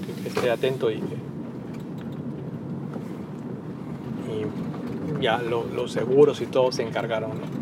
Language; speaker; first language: Spanish; native; Spanish